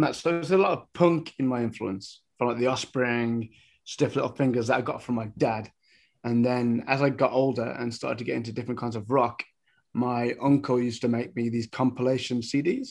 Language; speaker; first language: English; native; English